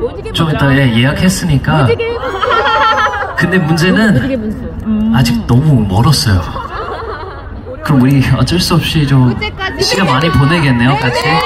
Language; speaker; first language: Korean; non-native, fluent; English